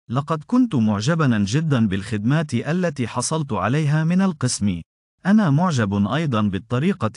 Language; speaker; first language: Arabic; non-native, fluent; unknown